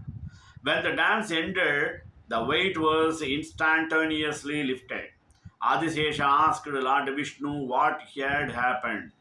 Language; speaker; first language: English; non-native, local second language; Telugu